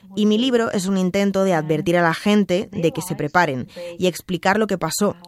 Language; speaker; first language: Spanish; non-native, fluent; Russian